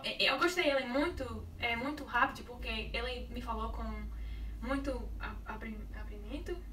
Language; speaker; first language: Portuguese; non-native, learner; English